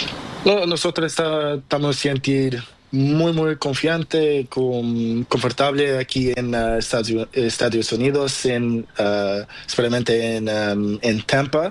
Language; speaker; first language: Spanish; non-native, learner; Portuguese